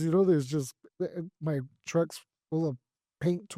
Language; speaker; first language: English; native; English